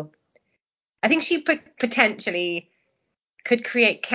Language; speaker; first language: English; non-native, local second language; Welsh